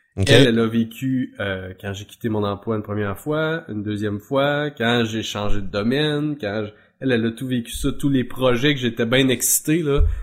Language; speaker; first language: French; native; French